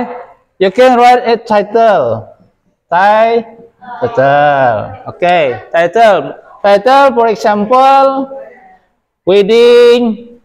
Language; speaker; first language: English; non-native, local second language; Indonesian